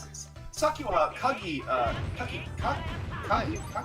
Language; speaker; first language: Japanese; non-native, learner; English